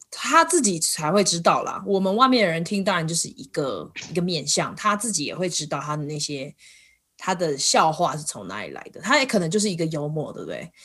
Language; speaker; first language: Chinese; native; Chinese